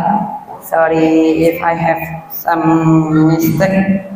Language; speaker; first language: English; non-native, learner; Indonesian